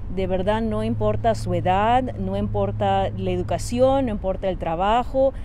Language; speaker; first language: Spanish; native; Spanish